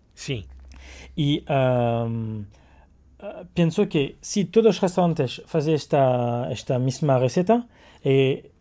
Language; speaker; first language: Portuguese; non-native, learner; French